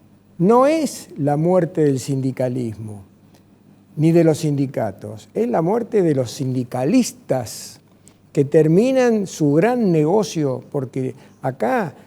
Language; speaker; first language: Spanish; native; Spanish